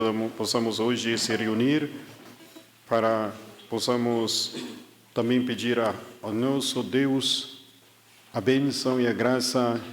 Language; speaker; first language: Portuguese; non-native, fluent; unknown